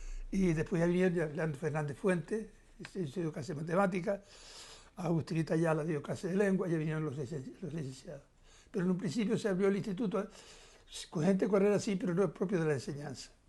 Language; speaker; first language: Spanish; native; Spanish